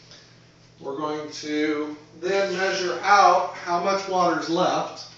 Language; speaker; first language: English; native; English